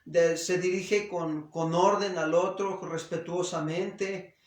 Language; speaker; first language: Spanish; native; Spanish